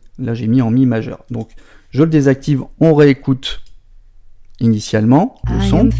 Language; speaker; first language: French; native; French